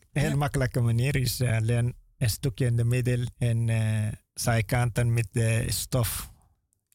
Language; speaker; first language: Dutch; non-native, learner; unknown